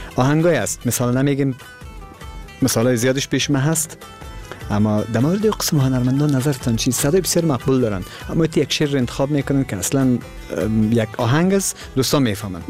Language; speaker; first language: Persian; native; Persian